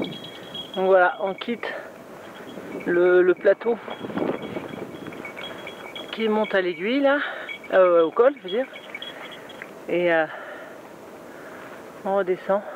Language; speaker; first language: French; native; French